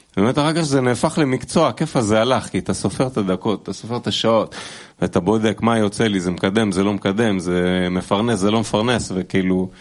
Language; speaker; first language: Hebrew; native; Hebrew